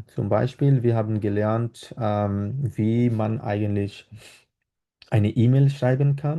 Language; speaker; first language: German; non-native, fluent; Bangla